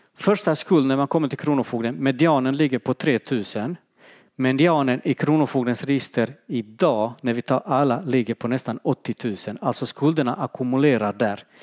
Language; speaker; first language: Swedish; non-native, fluent; Bosnian